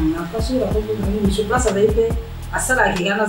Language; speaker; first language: French; non-native, local second language; Lingala